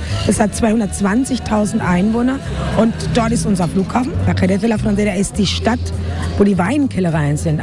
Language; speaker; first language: German; non-native, fluent; Spanish